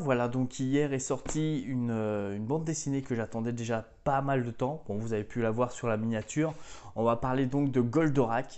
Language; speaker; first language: French; native; French